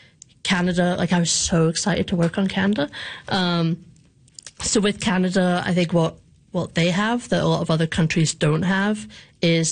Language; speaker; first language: English; native; English